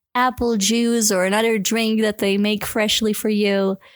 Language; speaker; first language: English; non-native, fluent; Dutch